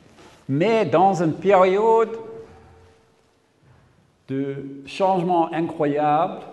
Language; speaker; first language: French; non-native, learner; English